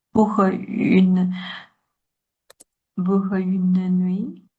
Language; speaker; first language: French; non-native, learner; Chinese